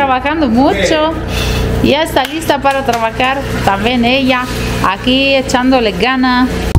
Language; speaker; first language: Spanish; non-native, fluent; Italian